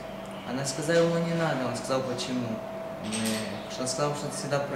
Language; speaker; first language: Russian; early bilingual, heritage; Hebrew